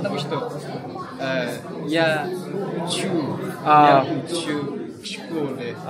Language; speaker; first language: Russian; non-native, learner; Korean